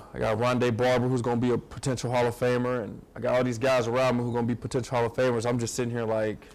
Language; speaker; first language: English; native; English